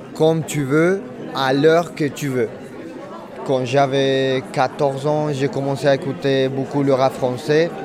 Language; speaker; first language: French; non-native, fluent; Spanish